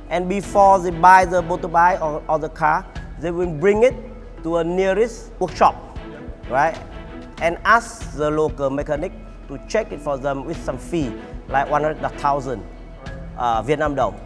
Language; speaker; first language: English; non-native, fluent; Vietnamese